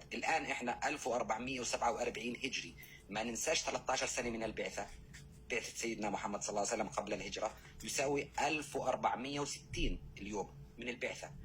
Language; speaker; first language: Arabic; native; Arabic